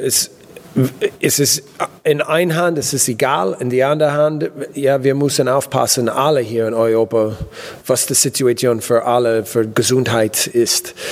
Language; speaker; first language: German; non-native, learner; English